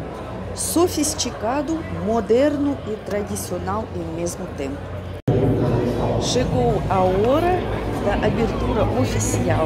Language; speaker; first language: Portuguese; non-native, fluent; Russian